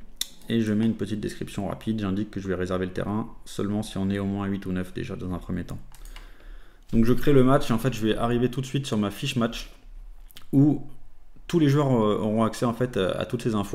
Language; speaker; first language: French; native; French